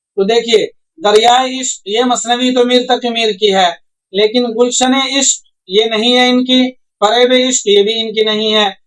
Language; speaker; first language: Urdu; native; Urdu